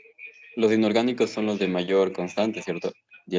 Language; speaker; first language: Spanish; native; Spanish